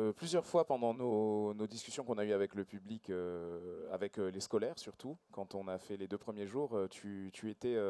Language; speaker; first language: French; native; French